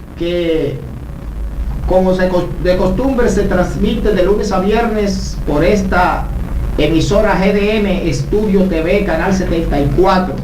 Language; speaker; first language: Spanish; native; Spanish